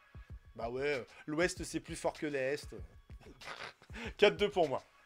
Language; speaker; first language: French; native; French